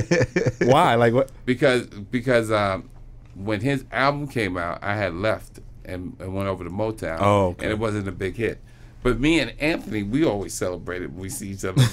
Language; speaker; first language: English; native; English